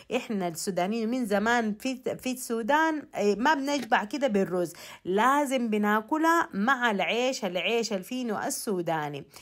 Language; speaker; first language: Arabic; native; Arabic